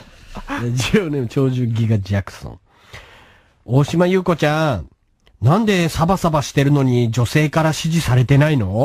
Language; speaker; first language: Japanese; native; Japanese